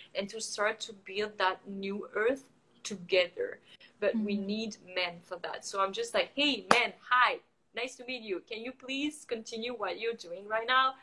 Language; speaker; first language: English; non-native, fluent; French